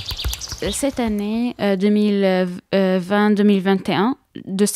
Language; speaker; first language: French; non-native, fluent; Arabic